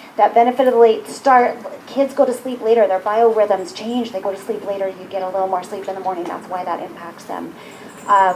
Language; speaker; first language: English; native; English